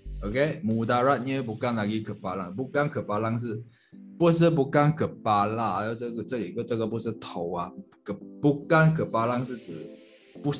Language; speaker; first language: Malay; non-native, local second language; Chinese